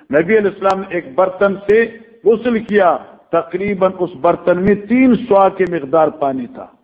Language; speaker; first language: Urdu; non-native, local second language; Northern Hindko